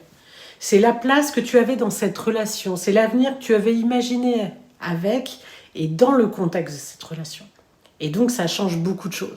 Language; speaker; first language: French; native; French